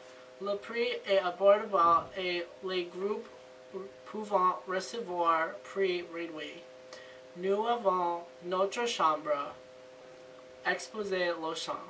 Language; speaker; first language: French; non-native, learner; English